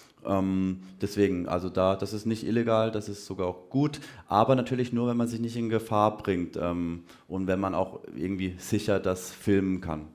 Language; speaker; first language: German; native; German